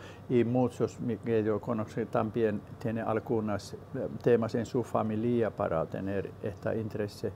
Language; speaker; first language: Spanish; non-native, learner; Finnish